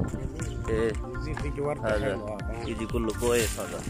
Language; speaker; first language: Arabic; non-native, learner; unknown